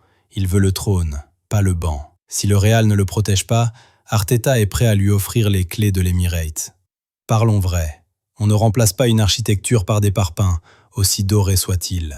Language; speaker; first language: French; native; French